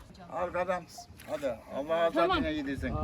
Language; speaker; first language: Turkish; native; Turkish